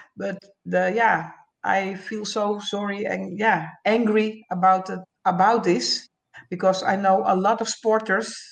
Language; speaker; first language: English; non-native, learner; Dutch